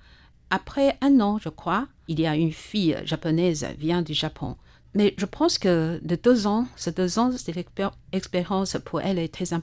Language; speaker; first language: French; non-native, learner; Chinese